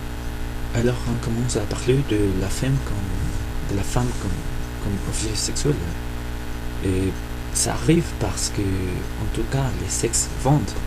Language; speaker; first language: French; non-native, fluent; Spanish